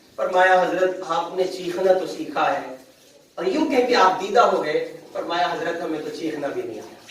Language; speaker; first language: Urdu; native; Urdu